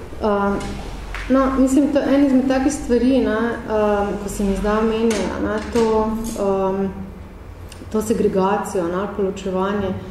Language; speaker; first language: Slovenian; native; Slovenian